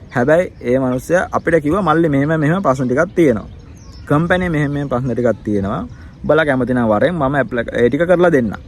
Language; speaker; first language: Sinhala; native; Sinhala